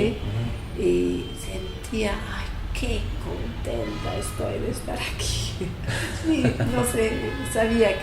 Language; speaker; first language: Spanish; non-native, fluent; English